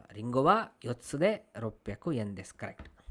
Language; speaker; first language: Japanese; non-native, fluent; Kannada